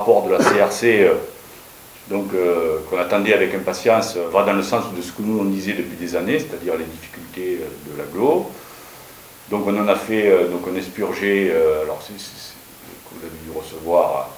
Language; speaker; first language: French; native; French